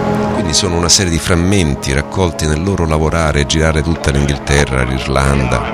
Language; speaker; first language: Italian; native; Italian